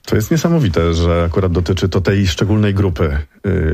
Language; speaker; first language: Polish; native; Polish